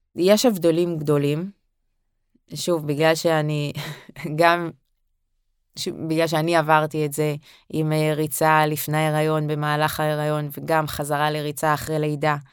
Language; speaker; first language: Hebrew; native; Hebrew